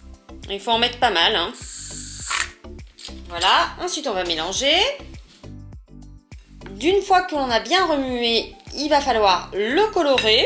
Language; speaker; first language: French; native; French